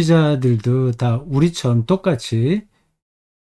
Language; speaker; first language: Korean; native; Korean